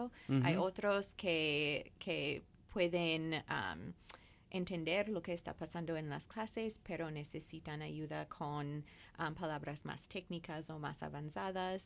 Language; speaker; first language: Spanish; non-native, fluent; English